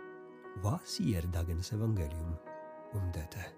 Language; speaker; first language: Norwegian; non-native, fluent; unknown